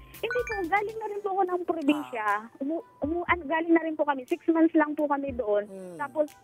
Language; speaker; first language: Filipino; native; Filipino